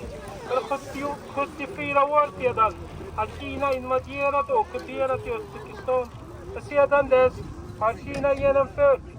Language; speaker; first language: Swedish; non-native, fluent; Uyghur